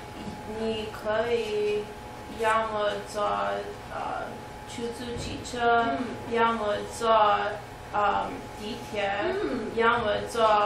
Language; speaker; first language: Chinese; non-native, learner; English